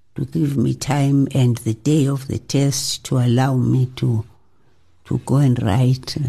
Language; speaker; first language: English; non-native, local second language; Xhosa